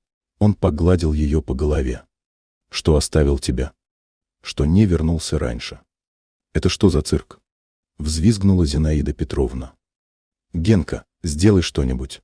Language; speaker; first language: Russian; native; Russian